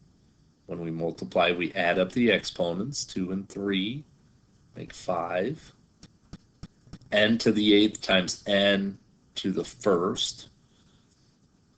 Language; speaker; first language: English; native; English